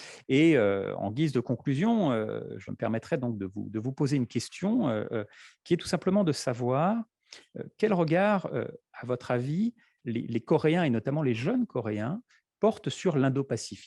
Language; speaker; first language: French; native; French